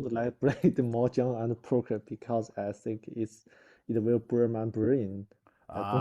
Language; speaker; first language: English; non-native, learner; Chinese